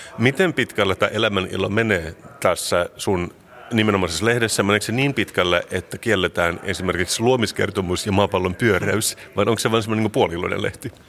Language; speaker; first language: Finnish; non-native, local second language; Swedish